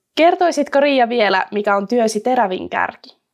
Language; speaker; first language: Finnish; native; Finnish